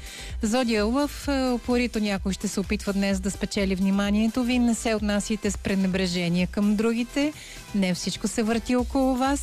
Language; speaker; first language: Bulgarian; native; Bulgarian